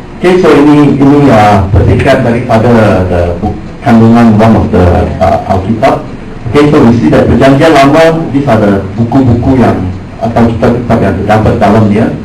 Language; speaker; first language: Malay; non-native, local second language; Chinese